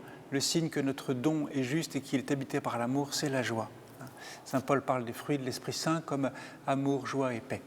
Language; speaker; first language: French; native; French